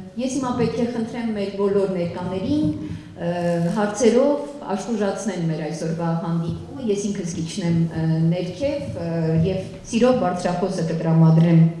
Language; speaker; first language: Armenian; native; Armenian